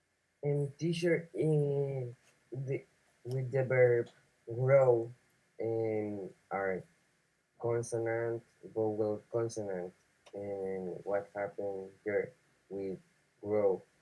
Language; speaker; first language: English; non-native, learner; Spanish